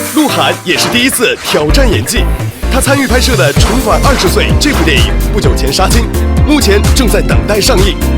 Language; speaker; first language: Chinese; native; Chinese